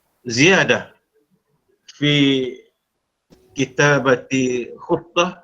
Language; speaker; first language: Arabic; non-native, fluent; Malay